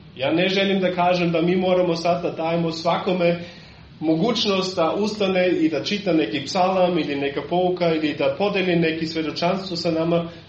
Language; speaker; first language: Serbian; non-native, fluent; German